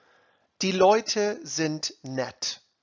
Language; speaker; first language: German; non-native, fluent; English